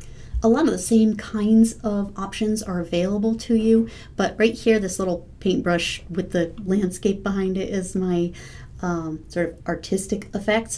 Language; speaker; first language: English; native; English